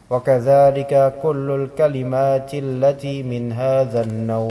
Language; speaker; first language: Arabic; non-native, learner; Indonesian